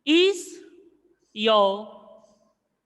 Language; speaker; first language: English; non-native, local second language; Hindi